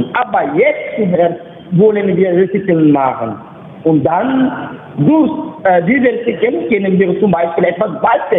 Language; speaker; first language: German; non-native, learner; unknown